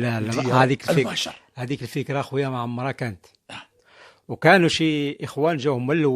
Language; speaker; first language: Arabic; native; Arabic